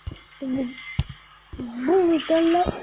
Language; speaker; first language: French; native; French